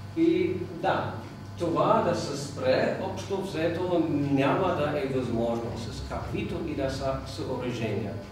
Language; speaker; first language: Bulgarian; non-native, fluent; German